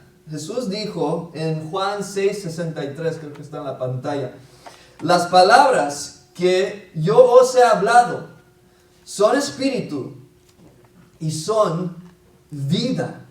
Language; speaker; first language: Spanish; non-native, fluent; English